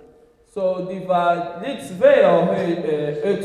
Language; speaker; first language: Danish; non-native, fluent; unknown